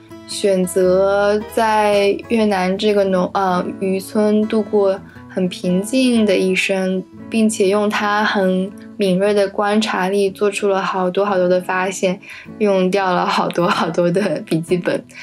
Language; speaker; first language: Chinese; native; Chinese